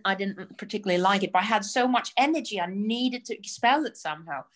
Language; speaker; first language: English; non-native, fluent; Swedish